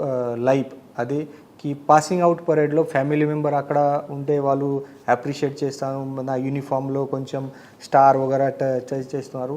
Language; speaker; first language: Telugu; non-native, fluent; Marathi